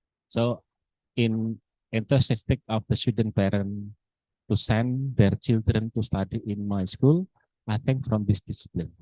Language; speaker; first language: English; non-native, learner; Indonesian